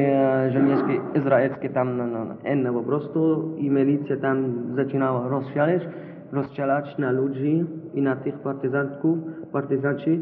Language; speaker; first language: Polish; non-native, local second language; Arabic